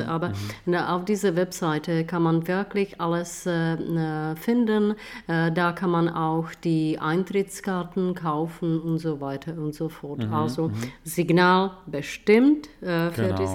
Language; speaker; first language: German; non-native, fluent; Czech